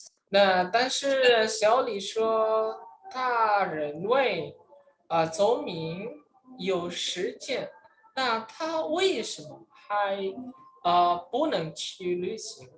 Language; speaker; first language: Chinese; non-native, fluent; Indonesian